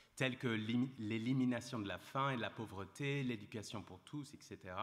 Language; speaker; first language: French; non-native, fluent; English